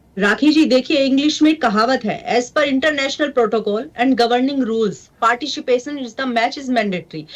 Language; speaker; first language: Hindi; native; Hindi